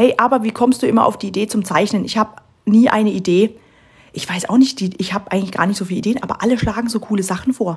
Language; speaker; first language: German; native; German